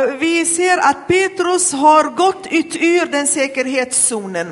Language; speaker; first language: Swedish; non-native, fluent; Arabic